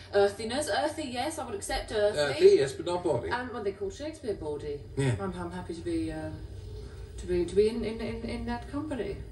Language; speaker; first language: English; native; English